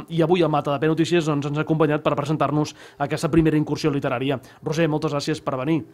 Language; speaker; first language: Catalan; native; Catalan